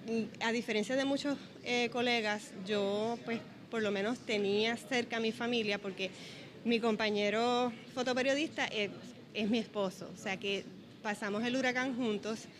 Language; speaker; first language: Spanish; native; Spanish